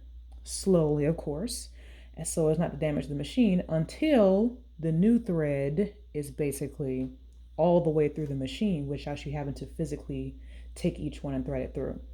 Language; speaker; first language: English; native; English